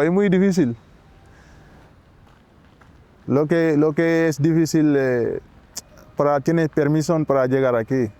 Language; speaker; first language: Spanish; non-native, learner; Wolof